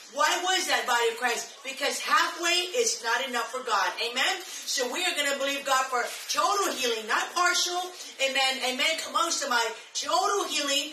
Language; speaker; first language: English; native; English